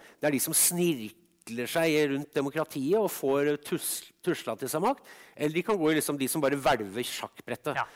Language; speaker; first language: Norwegian; native; Norwegian